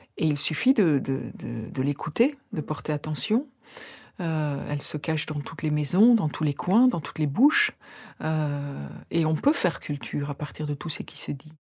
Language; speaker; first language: French; native; French